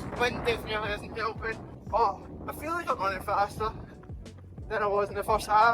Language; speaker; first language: English; native; English